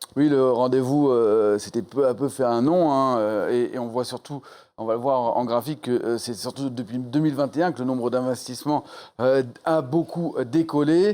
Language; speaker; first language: French; native; French